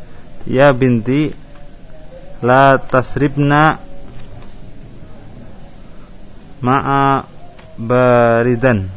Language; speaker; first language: Arabic; non-native, learner; Indonesian